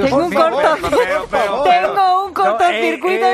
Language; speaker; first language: Spanish; native; Spanish